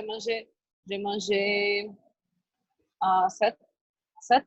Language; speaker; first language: French; non-native, learner; Portuguese